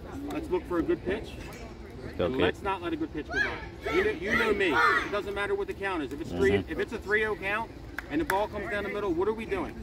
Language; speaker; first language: English; native; English